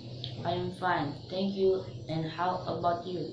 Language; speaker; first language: English; non-native, learner; Indonesian